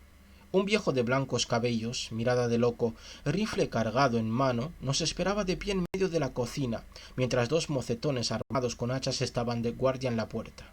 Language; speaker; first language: Spanish; native; Spanish